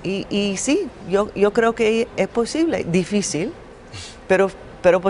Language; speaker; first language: Spanish; non-native, fluent; English